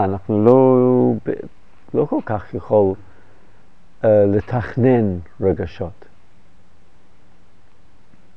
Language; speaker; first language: Hebrew; non-native, fluent; English